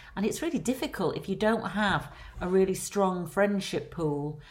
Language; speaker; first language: English; native; English